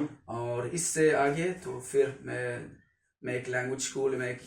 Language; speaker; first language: Hindi; non-native, learner; Swedish